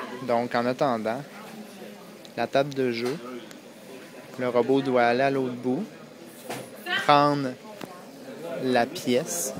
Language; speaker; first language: French; native; French